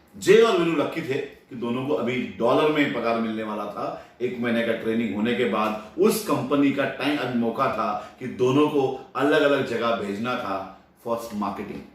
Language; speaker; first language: Hindi; non-native, local second language; Marathi